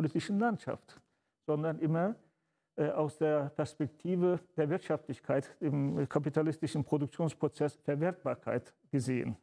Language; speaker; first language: German; early bilingual, other home language; Turkish